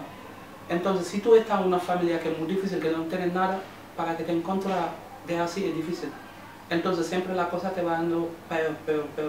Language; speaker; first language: Spanish; non-native, learner; Wolof